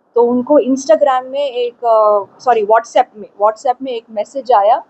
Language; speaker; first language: Hindi; non-native, local second language; Telugu